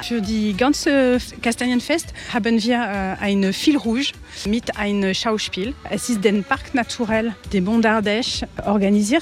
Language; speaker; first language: German; non-native, learner; French